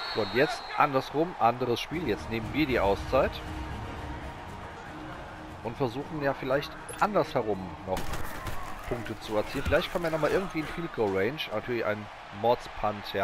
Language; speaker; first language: German; native; German